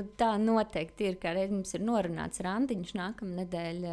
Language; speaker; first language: Latvian; native; Latvian